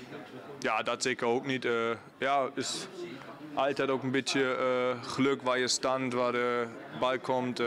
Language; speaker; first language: Dutch; non-native, learner; German